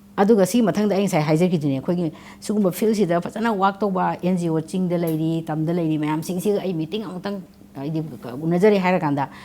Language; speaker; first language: Manipuri; native; Manipuri